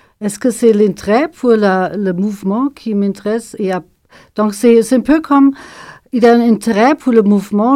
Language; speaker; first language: French; non-native, fluent; German